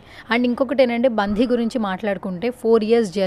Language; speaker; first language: Telugu; native; Telugu